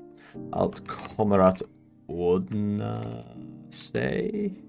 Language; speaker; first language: Swedish; non-native, learner; English